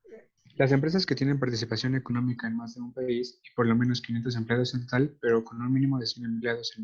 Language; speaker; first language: Spanish; native; Spanish